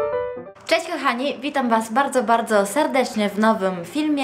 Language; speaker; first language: Polish; non-native, fluent; Italian